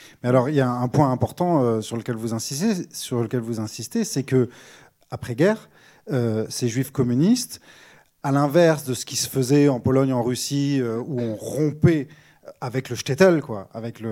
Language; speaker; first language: French; native; French